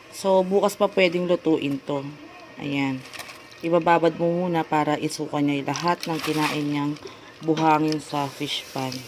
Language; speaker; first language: Filipino; non-native, local second language; Pampanga